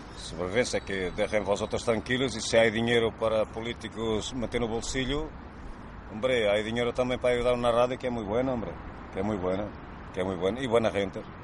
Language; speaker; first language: Spanish; non-native, fluent; Romanian